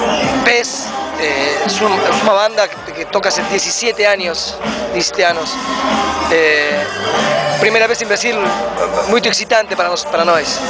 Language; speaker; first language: Portuguese; non-native, learner; Spanish